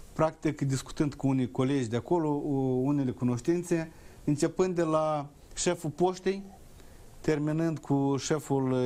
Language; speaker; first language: Romanian; native; Romanian